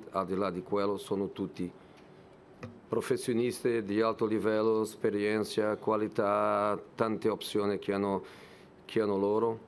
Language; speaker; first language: Italian; non-native, fluent; Portuguese